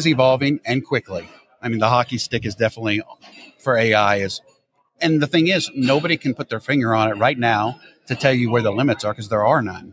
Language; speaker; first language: English; native; English